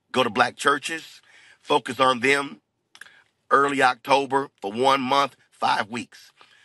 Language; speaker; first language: English; native; English